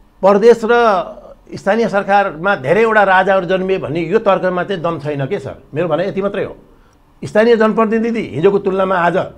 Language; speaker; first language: Nepali; native; Nepali